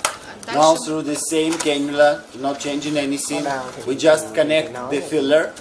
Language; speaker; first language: English; non-native, fluent; Russian